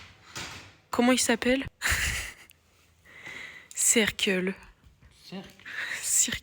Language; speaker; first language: French; native; French